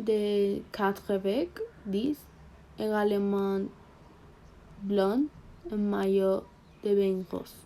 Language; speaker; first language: French; non-native, learner; Spanish